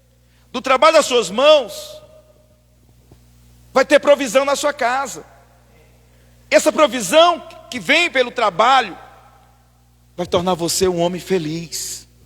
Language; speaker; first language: Portuguese; native; Portuguese